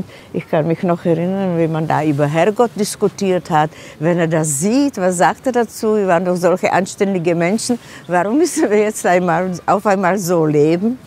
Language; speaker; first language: German; non-native, fluent; Czech